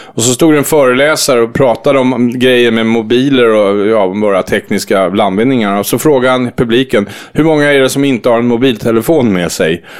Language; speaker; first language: Swedish; native; Swedish